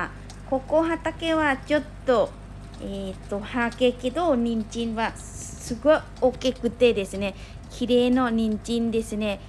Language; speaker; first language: Japanese; non-native, learner; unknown